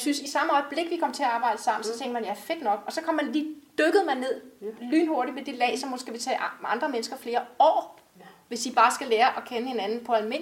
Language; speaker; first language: Danish; native; Danish